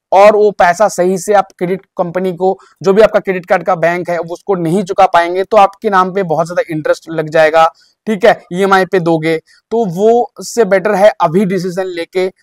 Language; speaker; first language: Hindi; native; Hindi